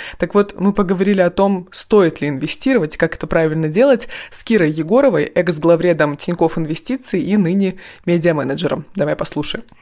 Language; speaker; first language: Russian; native; Russian